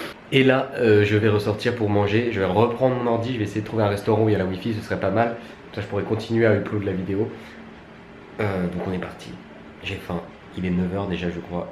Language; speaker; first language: French; native; French